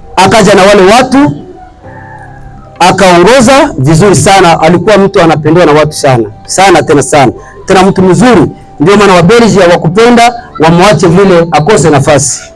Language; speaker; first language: Swahili; native; Swahili